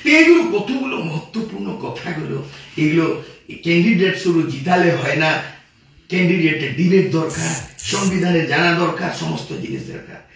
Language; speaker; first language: Bangla; non-native, local second language; Santali